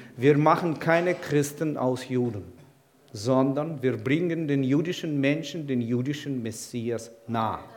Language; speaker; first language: German; non-native, fluent; Ukrainian